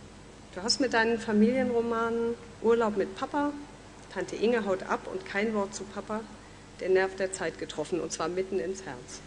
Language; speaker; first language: German; native; German